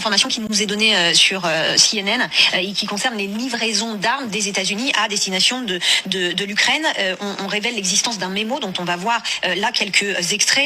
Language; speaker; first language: French; native; French